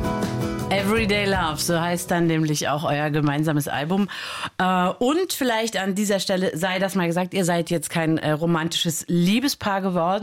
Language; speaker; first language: German; native; German